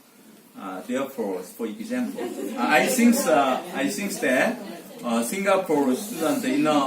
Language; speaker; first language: English; non-native, learner; Korean